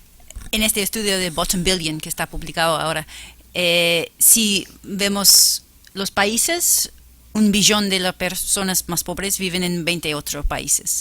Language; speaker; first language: Spanish; non-native, fluent; English